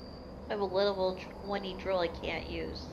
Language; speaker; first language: English; native; English